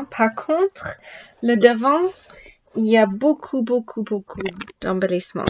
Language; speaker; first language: French; non-native, learner; English